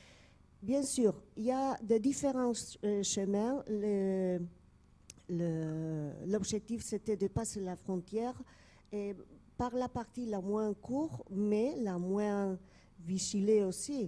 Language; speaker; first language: French; non-native, fluent; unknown